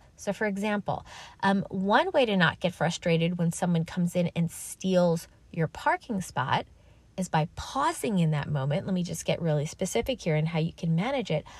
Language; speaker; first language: English; native; English